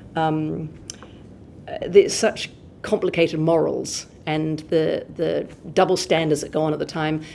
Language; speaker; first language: English; native; English